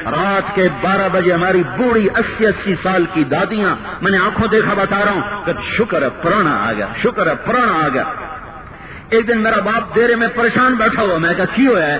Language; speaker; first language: Urdu; non-native, local second language; Punjabi